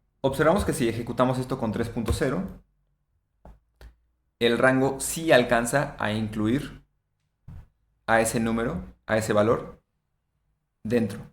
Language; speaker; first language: Spanish; native; Spanish